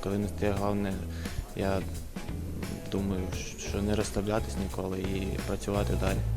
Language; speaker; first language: Ukrainian; non-native, local second language; Russian